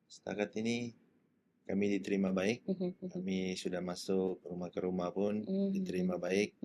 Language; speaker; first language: Malay; native; Malay